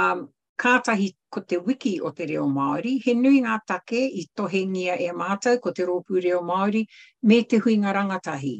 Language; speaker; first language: Māori; non-native, local second language; English